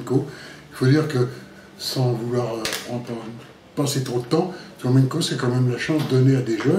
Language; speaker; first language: French; native; French